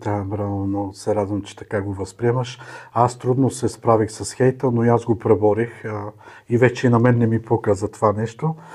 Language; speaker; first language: Bulgarian; native; Bulgarian